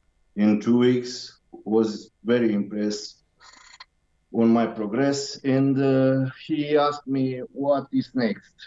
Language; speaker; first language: English; non-native, learner; Romanian